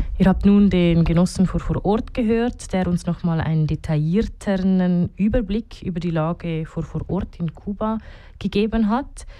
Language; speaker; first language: German; native; German